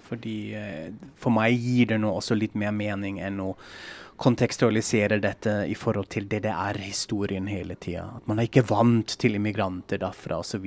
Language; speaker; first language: Norwegian; non-native, fluent; German